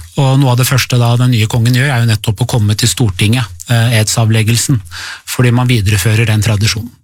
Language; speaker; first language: Norwegian; early bilingual, other home language; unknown